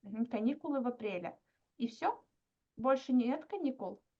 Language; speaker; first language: Russian; non-native, fluent; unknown